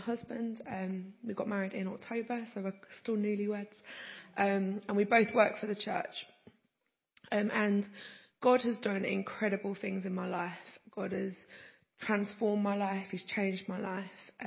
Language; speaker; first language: English; native; English